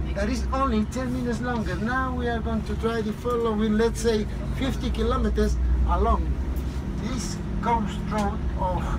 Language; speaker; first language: English; non-native, fluent; Spanish